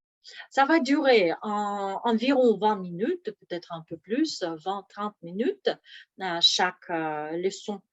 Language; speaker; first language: French; non-native, fluent; Russian